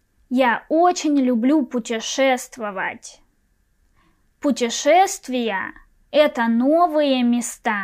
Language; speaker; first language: Russian; non-native, fluent; Persian